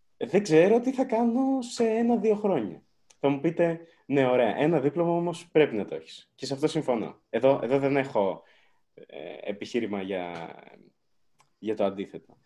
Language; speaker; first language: Greek; early bilingual, other home language; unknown